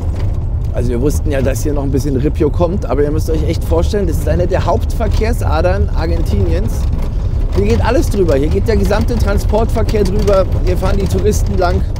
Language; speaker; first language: German; native; German